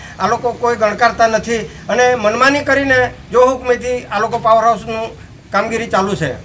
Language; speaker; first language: Gujarati; native; Gujarati